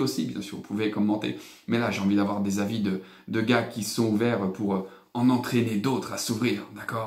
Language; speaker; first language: French; native; French